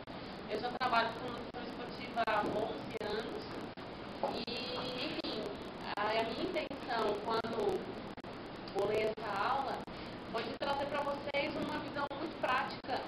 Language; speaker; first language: Portuguese; native; Portuguese